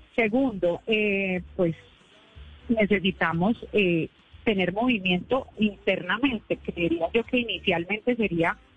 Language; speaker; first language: Spanish; native; Spanish